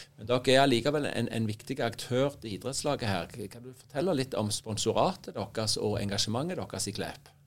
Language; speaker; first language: Norwegian; native; Norwegian